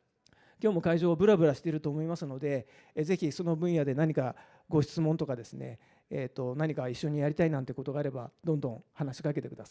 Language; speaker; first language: Japanese; native; Japanese